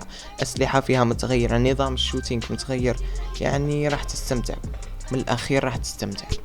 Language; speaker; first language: Arabic; native; Arabic